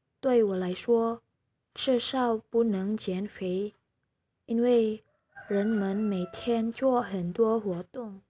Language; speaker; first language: Chinese; non-native, learner; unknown